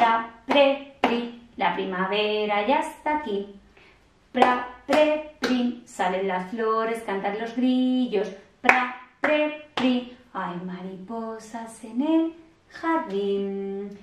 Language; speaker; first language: Spanish; native; Spanish